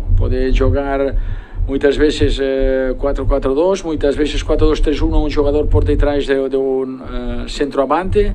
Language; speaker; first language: Portuguese; non-native, fluent; Spanish